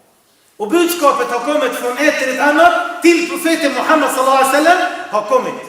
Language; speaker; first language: Swedish; non-native, fluent; Arabic